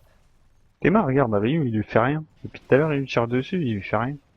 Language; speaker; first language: French; native; French